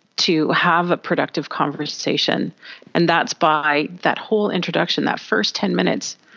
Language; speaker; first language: English; native; English